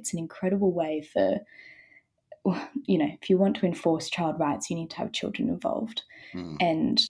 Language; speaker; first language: English; native; English